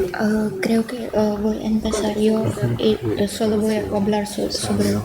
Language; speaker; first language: Spanish; non-native, learner; Czech